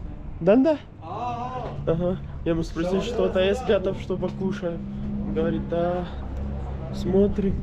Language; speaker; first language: Russian; non-native, learner; Kyrgyz